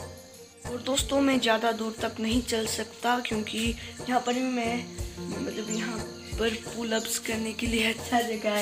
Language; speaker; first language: Hindi; non-native, local second language; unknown